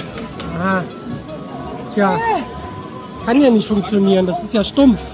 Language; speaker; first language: German; native; German